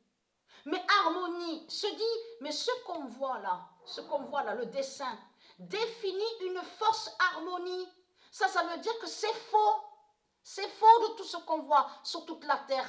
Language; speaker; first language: French; native; French